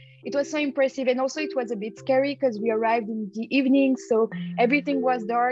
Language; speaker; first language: English; non-native, fluent; French